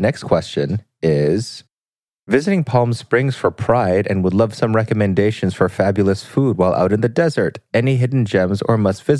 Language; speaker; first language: English; native; English